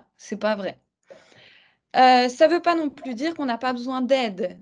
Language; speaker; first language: French; native; French